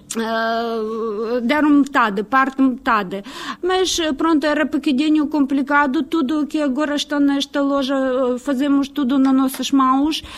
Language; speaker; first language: Portuguese; non-native, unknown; Ukrainian